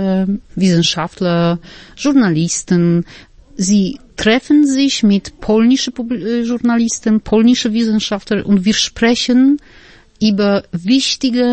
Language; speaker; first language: German; non-native, fluent; Polish